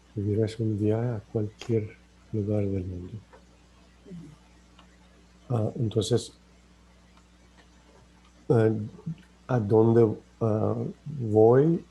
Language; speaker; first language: Spanish; non-native, learner; English